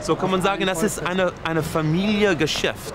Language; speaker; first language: German; non-native, learner; English